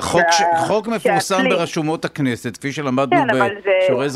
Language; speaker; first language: Hebrew; native; Hebrew